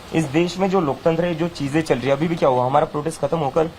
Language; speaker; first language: Hindi; non-native, local second language; Marathi